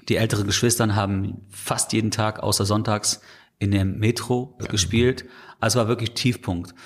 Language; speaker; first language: German; non-native, fluent; English